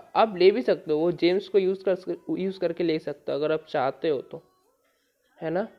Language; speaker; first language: Hindi; non-native, local second language; Bangla